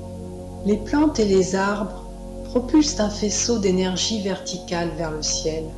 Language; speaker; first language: French; native; French